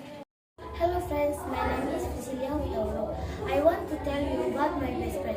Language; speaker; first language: English; non-native, learner; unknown